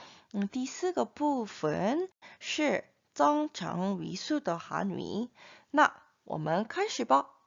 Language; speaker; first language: Chinese; non-native, fluent; Korean